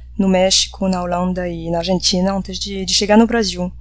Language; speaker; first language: Portuguese; non-native, fluent; French